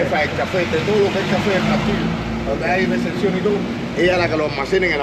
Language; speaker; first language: Spanish; native; Spanish